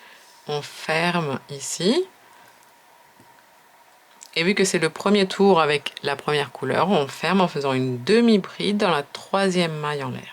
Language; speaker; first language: French; native; French